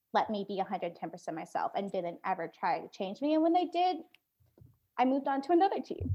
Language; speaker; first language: English; native; English